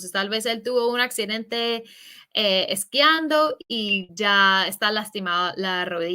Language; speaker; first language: Spanish; non-native, fluent; English